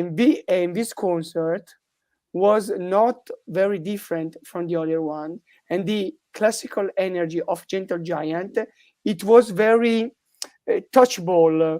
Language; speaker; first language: English; non-native, learner; Italian